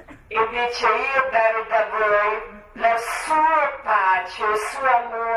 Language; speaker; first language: Italian; non-native, learner; Croatian